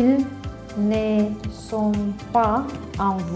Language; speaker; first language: French; non-native, learner; Spanish